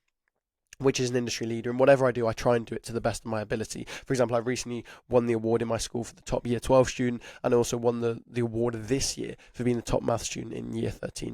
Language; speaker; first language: English; native; English